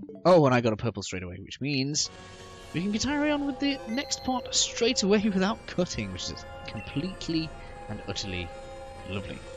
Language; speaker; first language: English; native; English